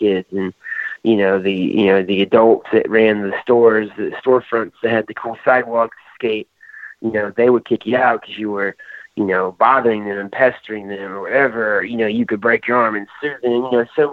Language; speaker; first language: English; native; English